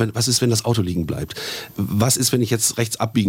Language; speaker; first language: German; native; German